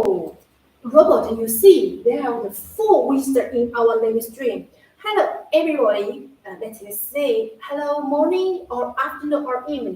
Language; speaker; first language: English; non-native, learner; Chinese